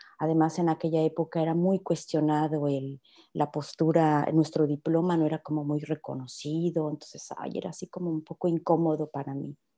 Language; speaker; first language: Spanish; native; Spanish